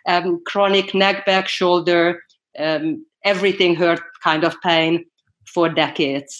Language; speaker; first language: English; non-native, fluent; Hungarian